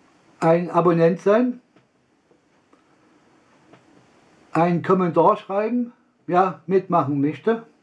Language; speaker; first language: German; non-native, learner; Russian